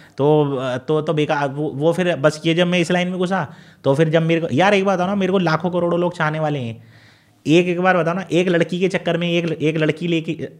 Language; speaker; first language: Hindi; native; Hindi